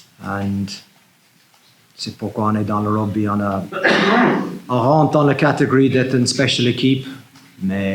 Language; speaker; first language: French; non-native, learner; English